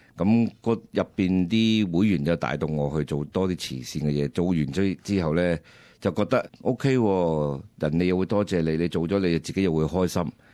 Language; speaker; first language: Cantonese; early bilingual, heritage; Cantonese